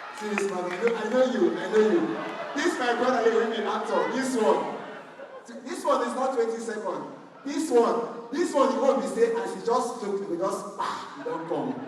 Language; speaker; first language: Nigerian Pidgin; non-native, local second language; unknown